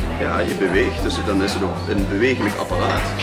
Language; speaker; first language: Dutch; native; Dutch